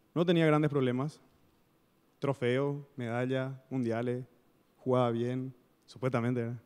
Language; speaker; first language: Spanish; native; Spanish